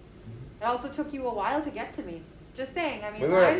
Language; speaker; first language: English; non-native, local second language; Hindi